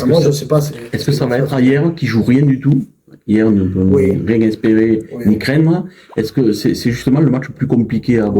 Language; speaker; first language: French; native; French